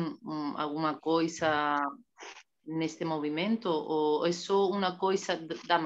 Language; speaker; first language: Portuguese; non-native, learner; Spanish